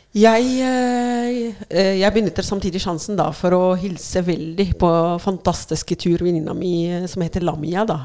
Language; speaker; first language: Norwegian; non-native, fluent; Arabic